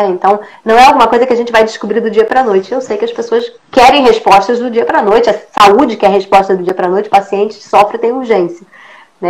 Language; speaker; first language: Portuguese; native; Portuguese